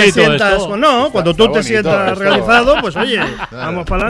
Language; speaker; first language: Spanish; native; Spanish